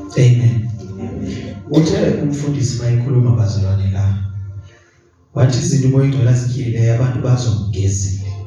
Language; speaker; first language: Zulu; non-native, local second language; Xhosa